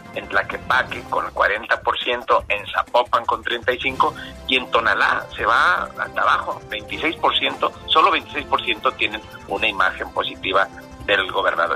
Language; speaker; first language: Spanish; native; Spanish